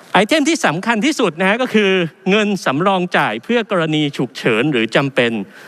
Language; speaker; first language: Thai; native; Thai